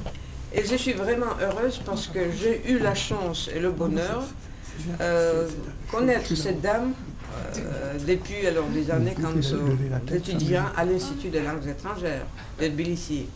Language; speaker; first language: French; non-native, fluent; Georgian